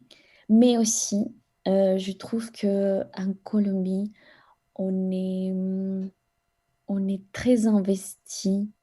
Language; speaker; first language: French; non-native, fluent; Spanish